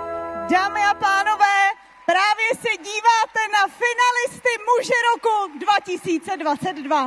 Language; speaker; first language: Czech; native; Czech